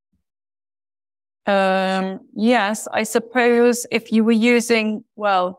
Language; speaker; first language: English; native; English